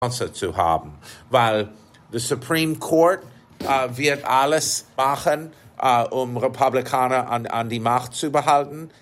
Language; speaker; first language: German; non-native, fluent; English